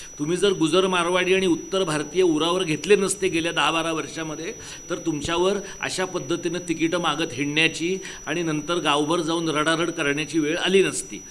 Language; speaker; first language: Marathi; native; Marathi